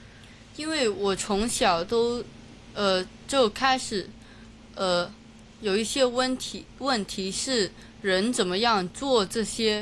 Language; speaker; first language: Chinese; non-native, learner; Cantonese